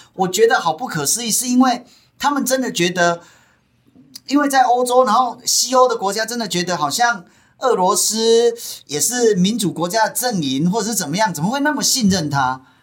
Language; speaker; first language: Chinese; native; Chinese